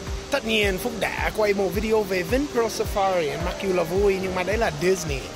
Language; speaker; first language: Vietnamese; non-native, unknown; English